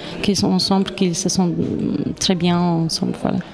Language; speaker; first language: French; non-native, fluent; Polish